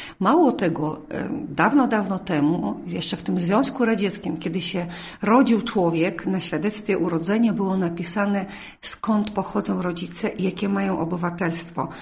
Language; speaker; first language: Polish; early bilingual, heritage; Polish